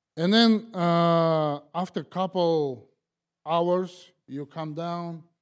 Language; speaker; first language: English; non-native, learner; Kazakh